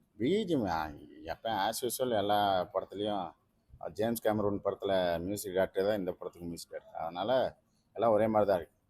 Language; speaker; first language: Tamil; native; Tamil